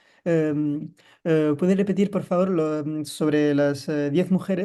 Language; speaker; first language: Spanish; non-native, fluent; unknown